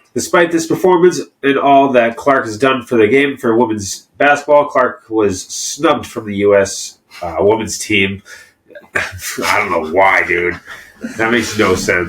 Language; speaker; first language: English; native; English